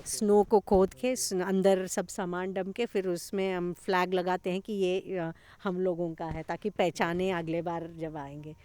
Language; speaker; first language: Hindi; non-native, local second language; Kannada